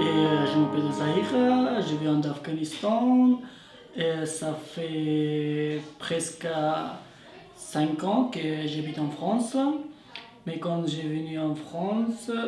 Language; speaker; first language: French; non-native, learner; Persian